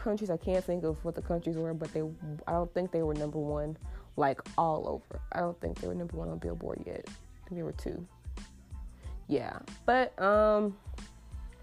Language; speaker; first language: English; native; English